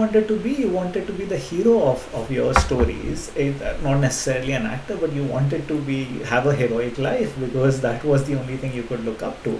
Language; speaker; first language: English; non-native, local second language; Hindi